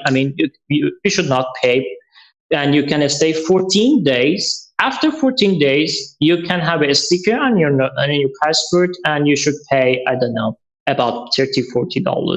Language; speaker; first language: English; non-native, learner; Persian